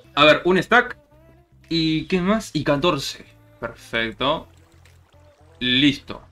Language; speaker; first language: Spanish; native; Spanish